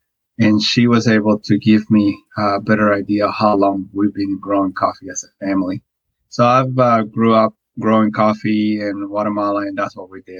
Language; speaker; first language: English; non-native, fluent; Spanish